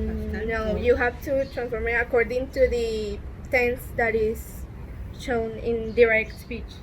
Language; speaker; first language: English; non-native, learner; Spanish